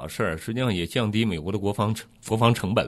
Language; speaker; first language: Chinese; native; Chinese